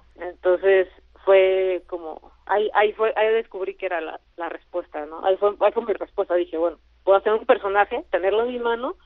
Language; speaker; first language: Spanish; native; Spanish